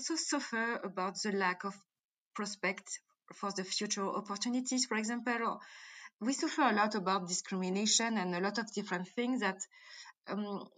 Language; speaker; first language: English; non-native, fluent; French